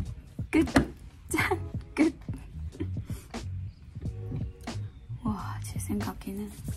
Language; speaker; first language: Korean; non-native, fluent; Thai